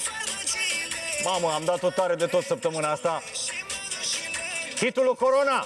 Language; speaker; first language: Romanian; native; Romanian